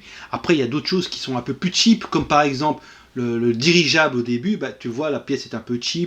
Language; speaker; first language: French; native; French